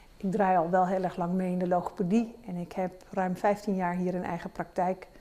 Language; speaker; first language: Dutch; native; Dutch